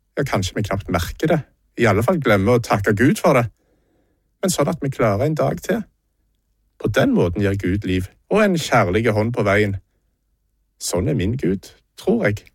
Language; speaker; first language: Norwegian; native; Norwegian